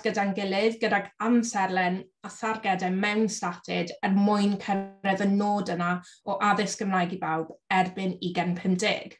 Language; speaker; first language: Welsh; native; Welsh